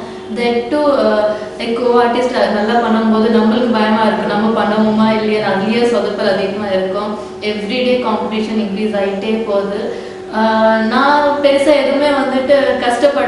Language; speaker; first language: Tamil; non-native, local second language; Telugu